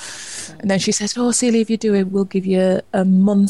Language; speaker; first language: English; native; English